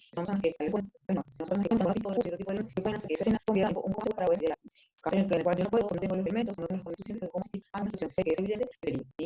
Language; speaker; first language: Spanish; native; Spanish